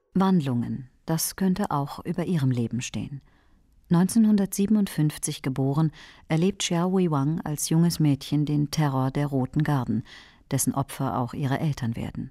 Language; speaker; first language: German; native; German